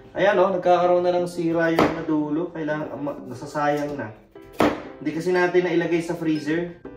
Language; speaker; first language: Filipino; native; Filipino